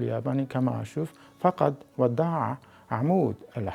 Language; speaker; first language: Arabic; non-native, fluent; Japanese